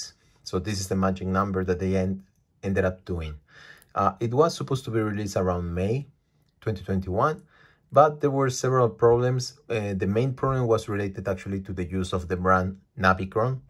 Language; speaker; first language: English; non-native, fluent; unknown